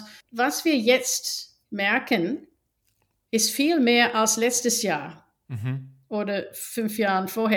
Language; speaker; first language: German; non-native, fluent; English